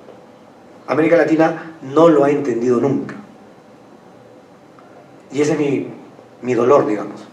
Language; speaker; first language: Spanish; native; Spanish